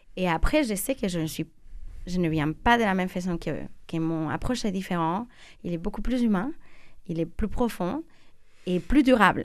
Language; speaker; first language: French; non-native, fluent; Spanish